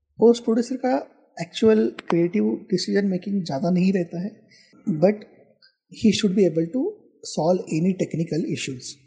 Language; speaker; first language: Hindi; non-native, local second language; Marathi